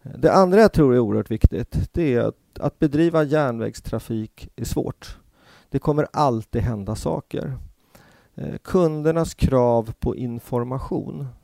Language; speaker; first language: Swedish; native; Swedish